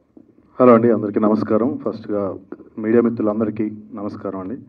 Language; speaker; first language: Telugu; native; Telugu